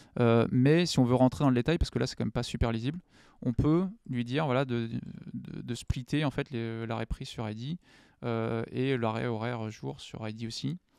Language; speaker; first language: French; native; French